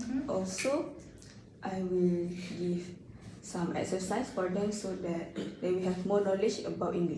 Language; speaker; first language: English; non-native, learner; Malay